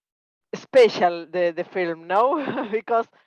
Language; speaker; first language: English; non-native, learner; Spanish